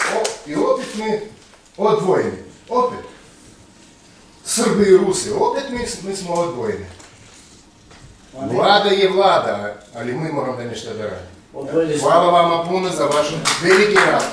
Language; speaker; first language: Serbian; non-native, fluent; Russian